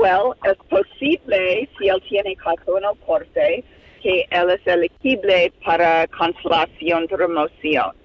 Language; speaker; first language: Spanish; non-native, learner; English